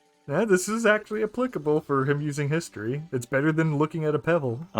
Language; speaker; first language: English; native; English